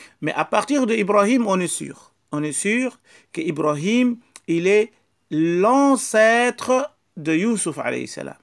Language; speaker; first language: French; non-native, local second language; Wolof